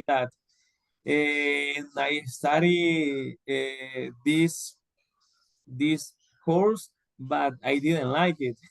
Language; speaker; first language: English; non-native, learner; Spanish